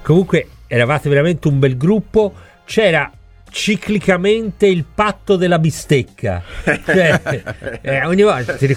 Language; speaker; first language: Italian; native; Italian